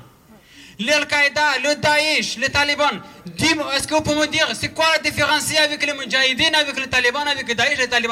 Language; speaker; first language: French; non-native, learner; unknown